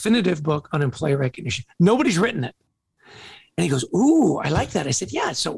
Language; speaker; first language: English; native; English